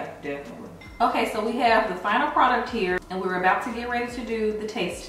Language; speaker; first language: English; native; English